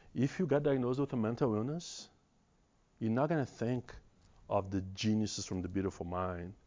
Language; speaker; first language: English; non-native, fluent; Portuguese